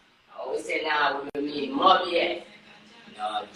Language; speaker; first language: English; native; English